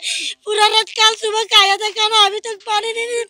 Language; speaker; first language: Hindi; non-native, learner; Rohingya